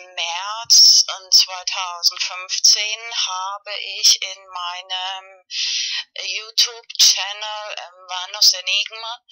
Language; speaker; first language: German; non-native, fluent; Spanish